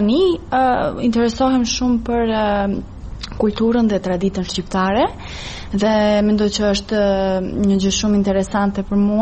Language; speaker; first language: Albanian; non-native, fluent; Serbian